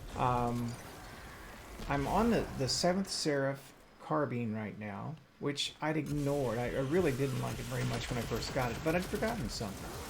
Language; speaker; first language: English; native; English